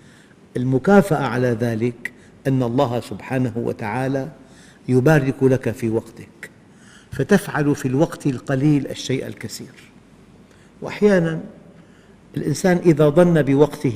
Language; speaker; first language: Arabic; native; Arabic